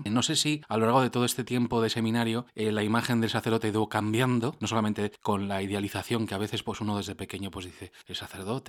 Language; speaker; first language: Spanish; native; Spanish